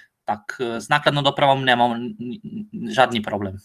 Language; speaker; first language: Slovak; non-native, learner; Croatian